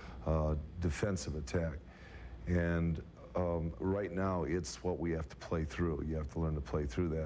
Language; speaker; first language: English; native; English